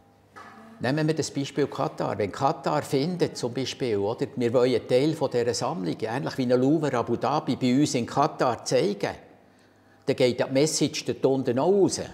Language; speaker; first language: German; native; German